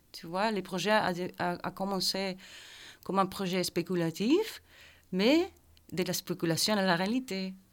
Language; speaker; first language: French; non-native, fluent; Spanish